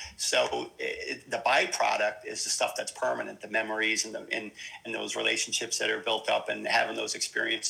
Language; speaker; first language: English; native; English